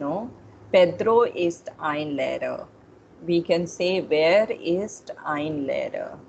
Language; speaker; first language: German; non-native, fluent; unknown